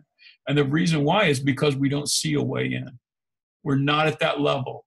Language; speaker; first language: English; native; English